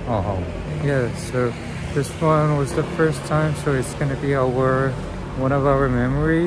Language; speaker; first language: English; non-native, fluent; Korean